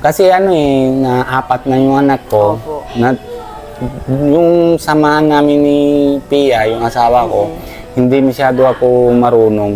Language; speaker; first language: Filipino; non-native, learner; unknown